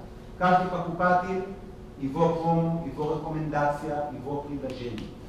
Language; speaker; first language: Russian; non-native, learner; Hebrew